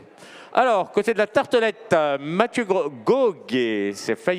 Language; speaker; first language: French; native; French